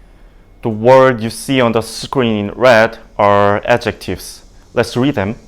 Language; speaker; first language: English; non-native, learner; Indonesian